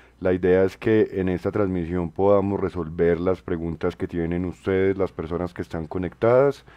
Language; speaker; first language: Spanish; native; Spanish